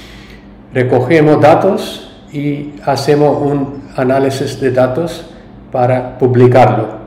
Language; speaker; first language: Spanish; non-native, learner; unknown